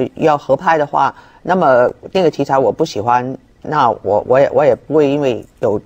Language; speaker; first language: Chinese; non-native, fluent; Cantonese